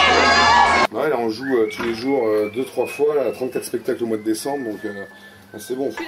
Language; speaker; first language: French; native; French